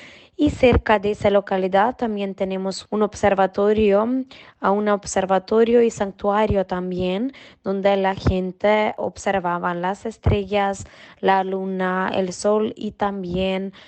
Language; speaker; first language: Spanish; non-native, fluent; Macedonian